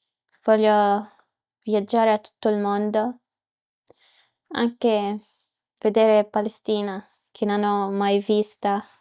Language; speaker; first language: Italian; non-native, learner; Arabic